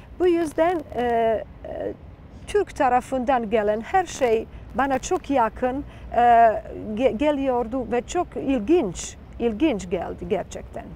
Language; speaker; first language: Turkish; non-native, fluent; Serbian